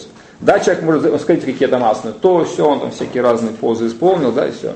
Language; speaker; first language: Russian; native; Russian